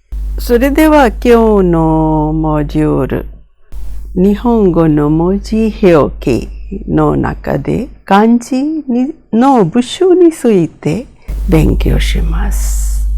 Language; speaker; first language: Japanese; non-native, fluent; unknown